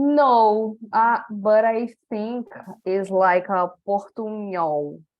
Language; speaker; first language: English; non-native, learner; Portuguese